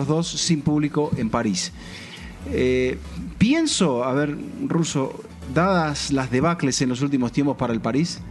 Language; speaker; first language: Spanish; native; Spanish